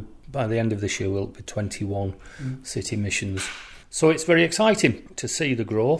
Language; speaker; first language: English; native; English